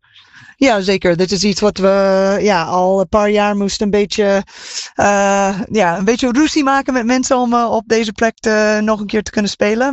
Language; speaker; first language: Dutch; non-native, fluent; English